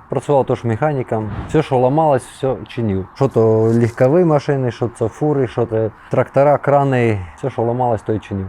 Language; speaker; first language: Ukrainian; non-native, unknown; Latvian